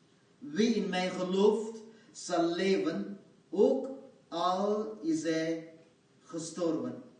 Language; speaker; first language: Dutch; non-native, fluent; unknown